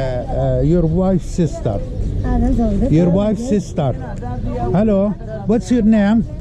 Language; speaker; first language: English; non-native, learner; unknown